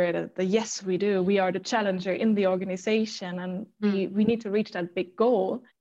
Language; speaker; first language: English; non-native, fluent; German